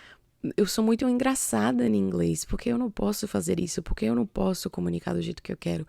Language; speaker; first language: Portuguese; non-native, fluent; English